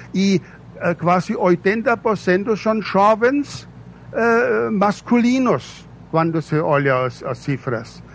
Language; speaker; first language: Portuguese; non-native, fluent; German